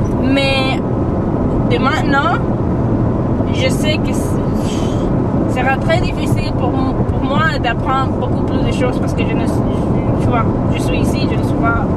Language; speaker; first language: French; non-native, learner; Spanish